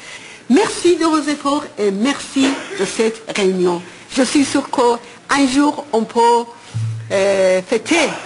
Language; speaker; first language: French; non-native, fluent; Persian